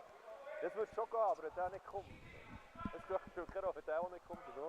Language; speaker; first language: German; native; German